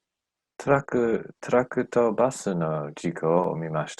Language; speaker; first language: Japanese; non-native, learner; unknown